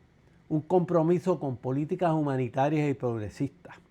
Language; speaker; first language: Spanish; native; Spanish